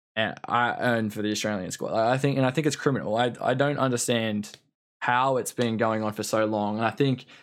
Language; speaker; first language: English; native; English